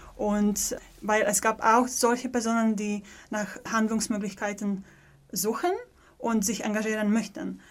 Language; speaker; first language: German; non-native, fluent; Polish